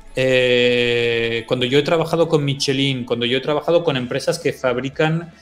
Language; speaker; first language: Spanish; early bilingual, other home language; French